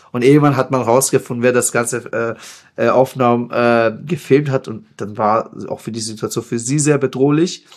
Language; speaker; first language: German; non-native, fluent; Persian